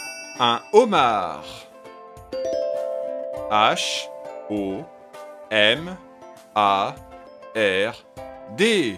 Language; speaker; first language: French; native; French